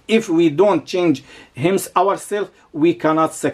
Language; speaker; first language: English; non-native, learner; Arabic